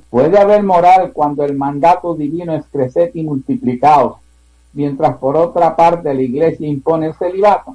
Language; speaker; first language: Spanish; native; Spanish